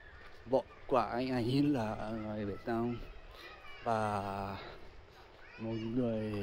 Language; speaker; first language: Vietnamese; non-native, learner; Japanese